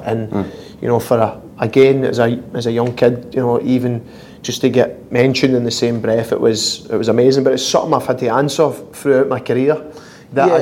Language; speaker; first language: English; native; English